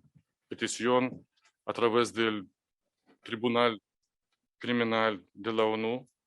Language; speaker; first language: Spanish; non-native, fluent; Ukrainian